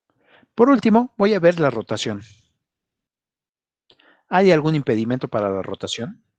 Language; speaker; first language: Spanish; native; Spanish